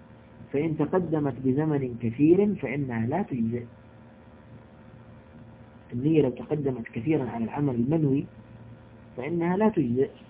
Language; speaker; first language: Arabic; native; Arabic